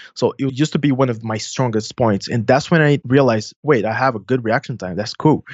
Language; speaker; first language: English; non-native, fluent; Portuguese